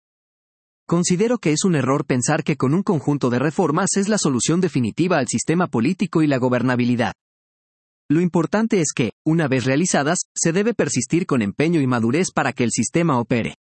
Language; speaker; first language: Spanish; native; Spanish